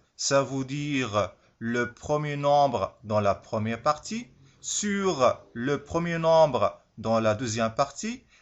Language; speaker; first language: French; non-native, local second language; Arabic